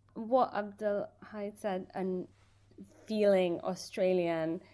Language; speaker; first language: English; early bilingual, other home language; Persian